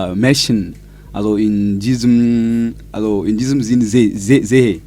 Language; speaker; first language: German; non-native, learner; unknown